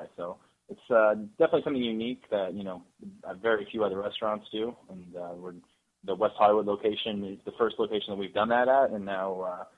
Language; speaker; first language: English; native; English